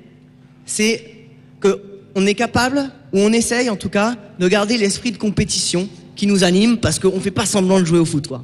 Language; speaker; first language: French; native; French